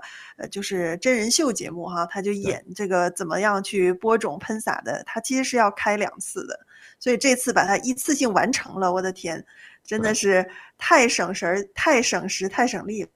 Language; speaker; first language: Chinese; native; Chinese